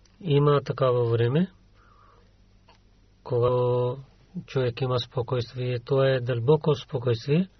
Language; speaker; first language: Bulgarian; non-native, learner; Urdu